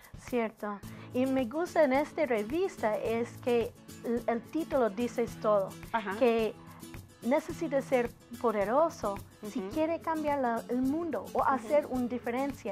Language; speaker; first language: Spanish; non-native, learner; English